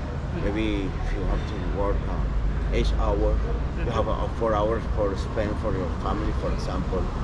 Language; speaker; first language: English; non-native, learner; Spanish